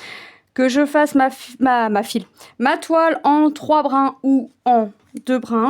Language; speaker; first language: French; native; French